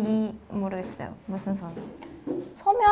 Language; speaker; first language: Korean; non-native, fluent; Japanese